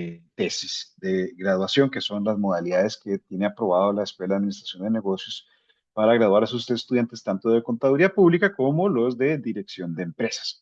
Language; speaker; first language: Spanish; native; Spanish